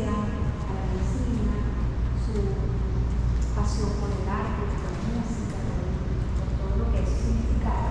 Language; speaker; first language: Spanish; native; Spanish